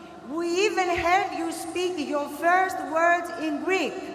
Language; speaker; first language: English; non-native, fluent; Greek